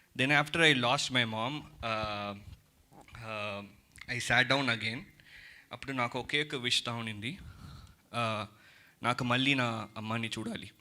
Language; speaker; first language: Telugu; early bilingual, heritage; Telugu